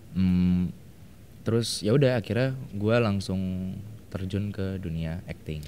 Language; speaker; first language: Indonesian; native; Indonesian